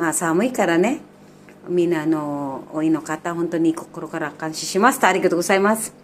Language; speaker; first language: Japanese; non-native, learner; Filipino